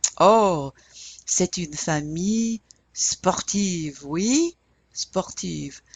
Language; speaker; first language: French; non-native, fluent; English